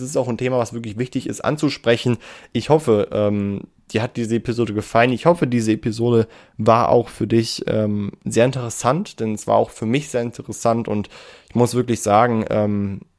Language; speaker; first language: German; native; German